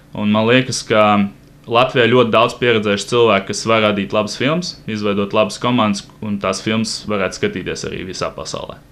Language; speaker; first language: Latvian; non-native, local second language; Russian